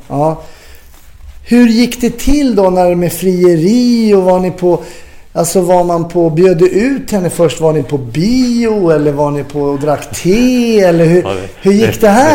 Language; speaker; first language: Swedish; native; Swedish